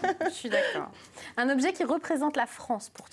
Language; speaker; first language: French; native; French